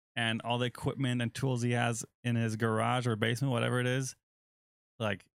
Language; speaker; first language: English; non-native, fluent; German